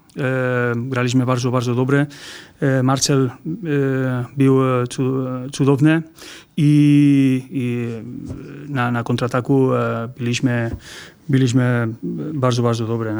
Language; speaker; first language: Polish; non-native, learner; Spanish